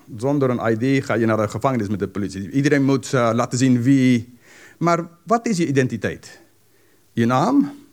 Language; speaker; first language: Dutch; non-native, fluent; English